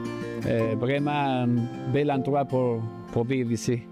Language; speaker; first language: French; non-native, fluent; Spanish